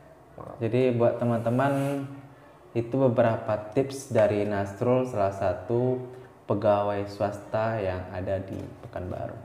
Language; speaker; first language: Indonesian; native; Indonesian